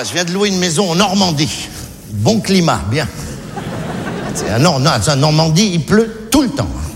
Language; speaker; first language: French; native; French